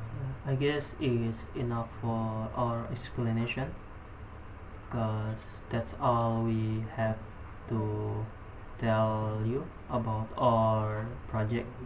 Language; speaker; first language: English; non-native, learner; Indonesian